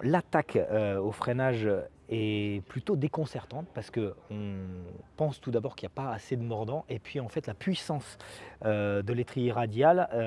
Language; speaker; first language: French; native; French